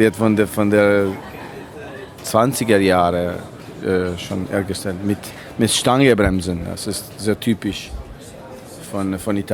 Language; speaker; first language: German; non-native, fluent; Italian